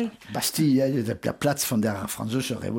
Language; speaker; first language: German; non-native, fluent; French